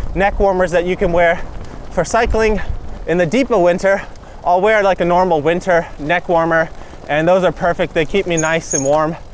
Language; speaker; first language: English; native; English